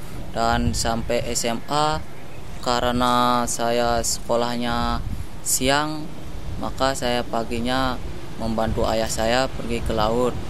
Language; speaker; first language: Indonesian; non-native, local second language; Balinese